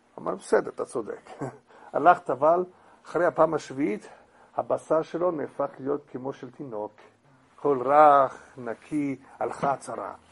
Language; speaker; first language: Hebrew; non-native, fluent; English